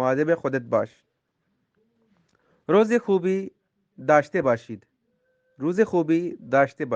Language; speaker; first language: Persian; non-native, fluent; Urdu